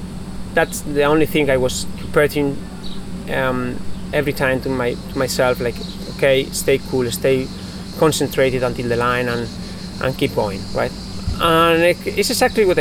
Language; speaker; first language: English; non-native, fluent; Spanish